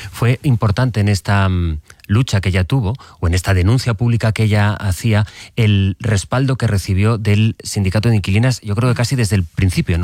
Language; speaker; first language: Spanish; native; Spanish